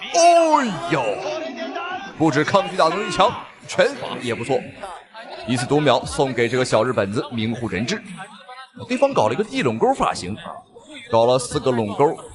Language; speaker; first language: Chinese; native; Chinese